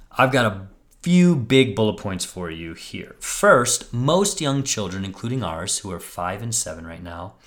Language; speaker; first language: English; native; English